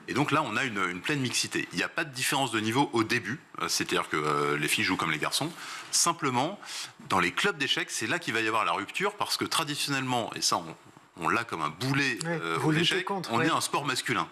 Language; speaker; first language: French; native; French